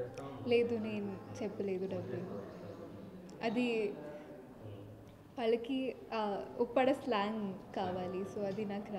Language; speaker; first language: Telugu; non-native, fluent; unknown